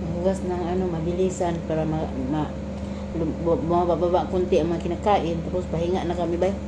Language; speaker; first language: Filipino; non-native, local second language; Cebuano